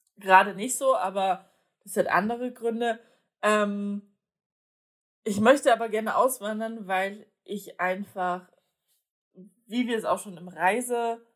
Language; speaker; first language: German; early bilingual, other home language; Polish